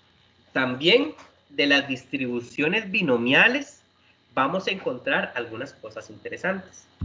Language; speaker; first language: Spanish; native; Spanish